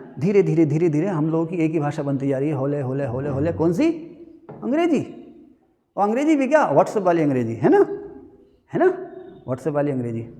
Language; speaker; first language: Hindi; native; Hindi